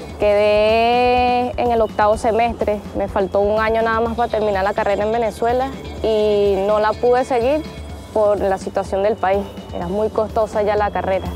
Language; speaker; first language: Spanish; native; Spanish